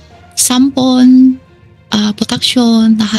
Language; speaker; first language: Filipino; non-native, learner; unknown